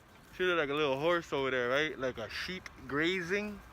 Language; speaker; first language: English; native; English